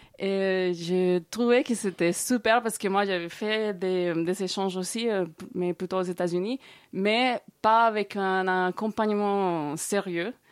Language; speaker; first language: French; non-native, fluent; Spanish